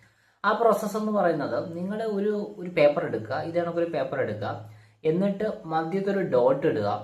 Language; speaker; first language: Malayalam; native; Malayalam